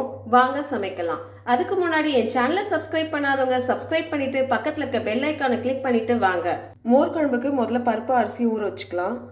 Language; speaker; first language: Tamil; native; Tamil